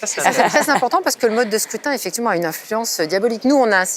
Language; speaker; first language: French; native; French